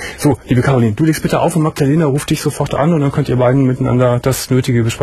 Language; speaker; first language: German; native; German